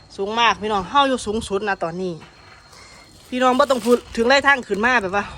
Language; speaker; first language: Thai; native; Thai